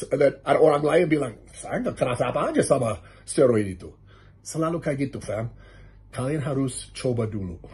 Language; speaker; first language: Indonesian; non-native, learner; English